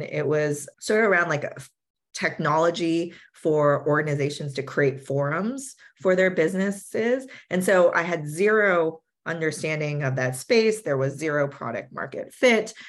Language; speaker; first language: English; native; English